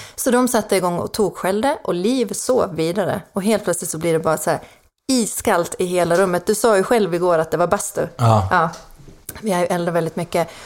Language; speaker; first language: Swedish; native; Swedish